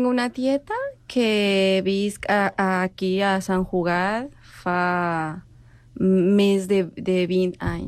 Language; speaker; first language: Catalan; non-native, learner; Spanish